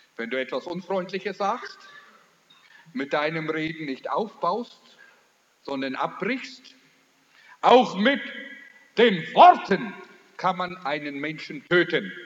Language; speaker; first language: German; early bilingual, heritage; German